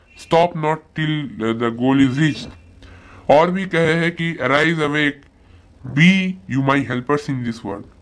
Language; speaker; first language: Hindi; non-native, local second language; Bangla